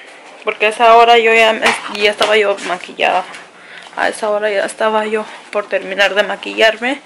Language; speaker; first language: Spanish; early bilingual, heritage; Spanish